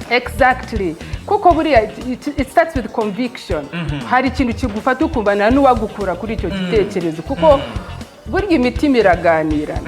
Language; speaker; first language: Kinyarwanda; early bilingual, heritage; Kinyarwanda